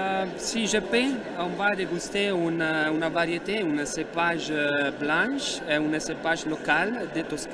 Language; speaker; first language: French; non-native, learner; Italian